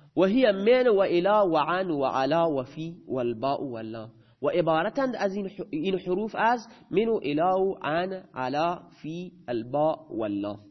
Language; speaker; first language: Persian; non-native, local second language; Baluchi